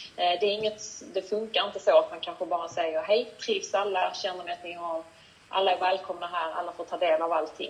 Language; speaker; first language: Swedish; native; Swedish